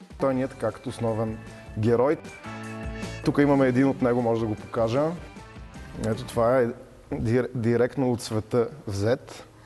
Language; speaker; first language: Bulgarian; native; Bulgarian